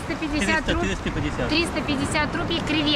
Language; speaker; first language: Russian; native; Russian